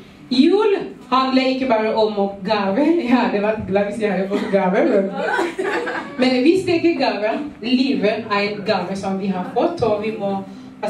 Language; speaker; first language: Norwegian; non-native, fluent; Lingala